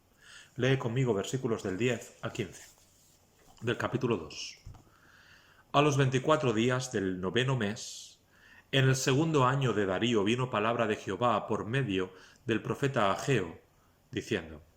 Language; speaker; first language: Spanish; native; Spanish